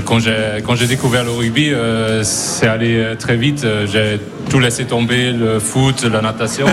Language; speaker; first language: French; non-native, fluent; German